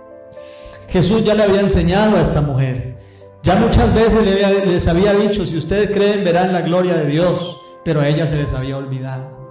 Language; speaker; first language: Spanish; native; Spanish